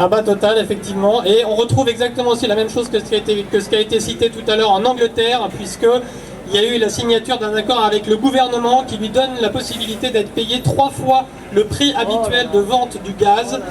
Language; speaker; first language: French; native; French